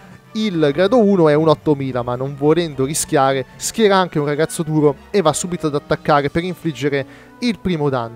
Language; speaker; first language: Italian; native; Italian